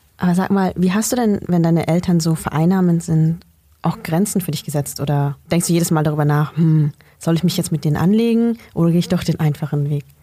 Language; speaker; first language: German; early bilingual, other home language; Vietnamese